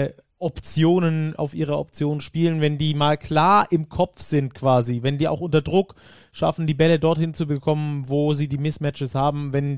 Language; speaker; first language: German; native; German